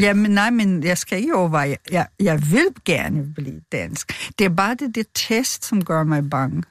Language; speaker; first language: Danish; non-native, fluent; Portuguese